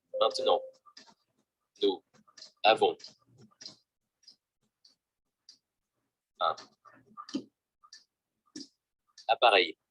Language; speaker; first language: French; non-native, learner; Vietnamese